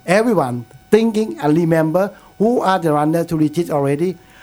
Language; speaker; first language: English; non-native, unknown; Thai